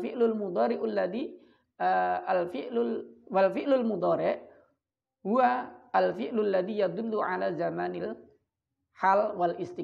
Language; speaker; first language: Arabic; non-native, fluent; Indonesian